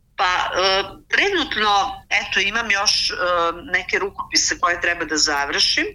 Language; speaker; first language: Serbian; native; Serbian